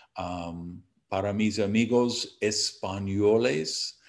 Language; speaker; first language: Spanish; non-native, learner; English